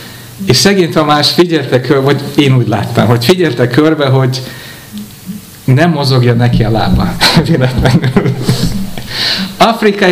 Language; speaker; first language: Hungarian; non-native, fluent; English